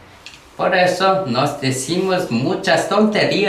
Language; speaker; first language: Spanish; non-native, learner; Korean